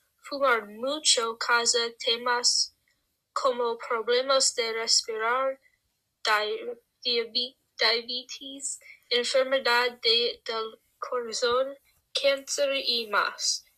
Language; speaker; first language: Spanish; non-native, learner; English